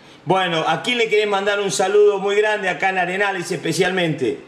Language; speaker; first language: Spanish; native; Spanish